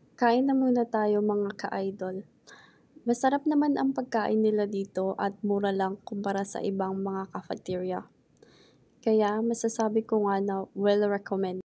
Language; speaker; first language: Filipino; native; Filipino